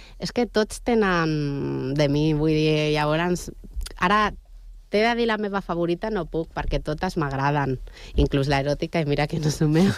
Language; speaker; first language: Catalan; non-native, local second language; Spanish